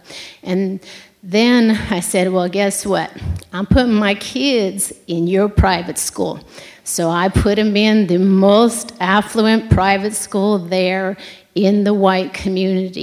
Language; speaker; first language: English; native; English